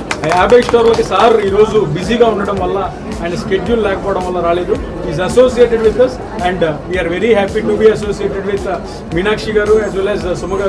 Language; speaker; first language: Telugu; native; Telugu